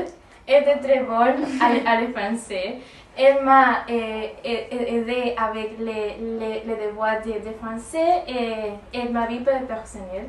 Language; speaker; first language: French; non-native, learner; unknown